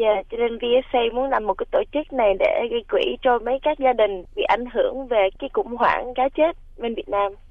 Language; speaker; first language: Vietnamese; early bilingual, heritage; Vietnamese